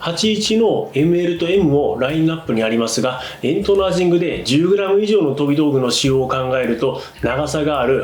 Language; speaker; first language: Japanese; native; Japanese